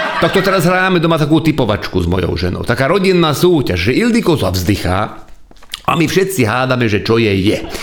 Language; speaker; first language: Slovak; non-native, local second language; Hungarian